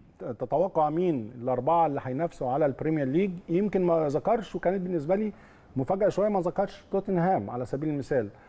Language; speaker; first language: Arabic; native; Arabic